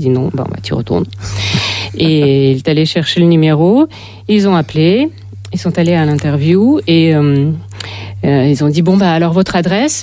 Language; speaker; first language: French; non-native, fluent; Russian